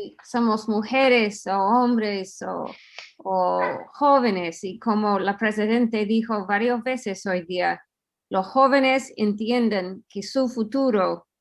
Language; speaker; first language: Spanish; non-native, fluent; English